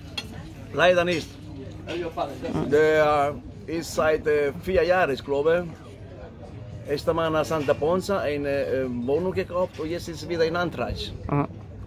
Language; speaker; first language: German; non-native, learner; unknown